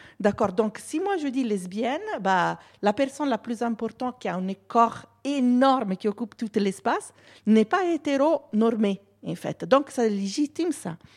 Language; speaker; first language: French; non-native, fluent; Italian